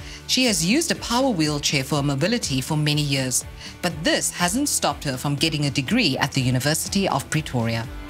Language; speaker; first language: English; native; English